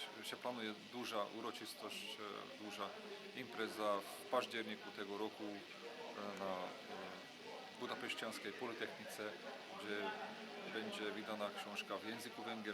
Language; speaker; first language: Polish; non-native, fluent; Hungarian